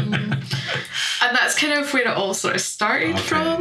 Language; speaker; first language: English; native; English